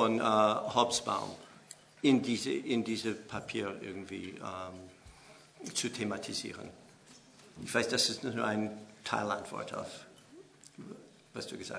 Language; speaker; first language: German; non-native, fluent; English